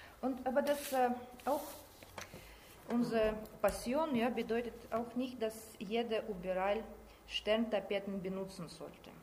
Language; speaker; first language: German; non-native, learner; Russian